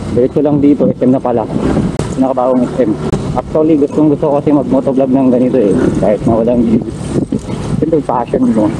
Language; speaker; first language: Filipino; non-native, local second language; Iloko